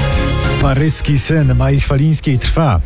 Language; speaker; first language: Polish; native; Polish